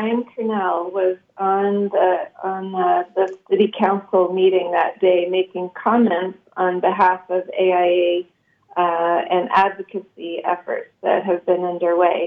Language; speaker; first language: English; native; English